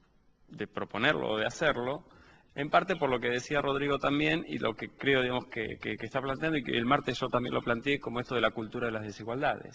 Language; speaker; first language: Spanish; native; Spanish